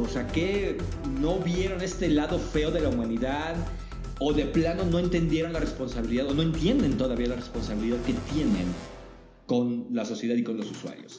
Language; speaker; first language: Spanish; native; Spanish